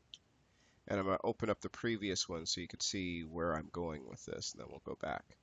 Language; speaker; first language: English; native; English